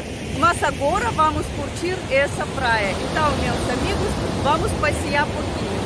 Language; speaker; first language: Portuguese; non-native, fluent; Russian